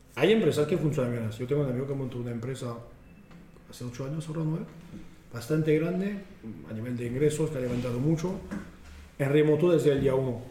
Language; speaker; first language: Spanish; non-native, fluent; French